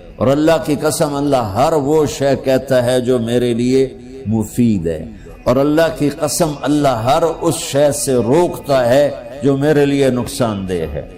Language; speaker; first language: Urdu; non-native, local second language; Punjabi